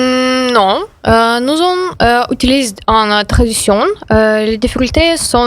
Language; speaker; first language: French; non-native, learner; Ukrainian